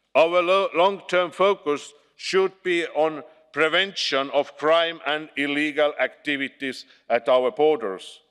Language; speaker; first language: English; non-native, fluent; Estonian